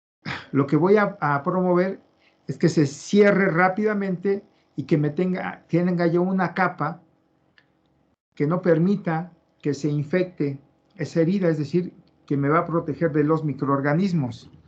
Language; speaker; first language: Spanish; native; Spanish